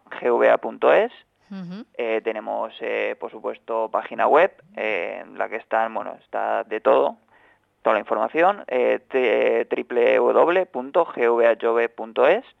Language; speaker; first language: Spanish; native; Spanish